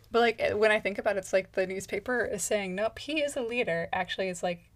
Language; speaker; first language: English; native; English